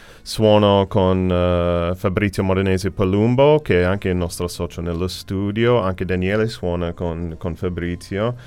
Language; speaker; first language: Italian; non-native, fluent; English